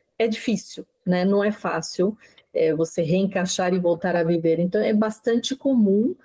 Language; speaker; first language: Portuguese; non-native, fluent; Spanish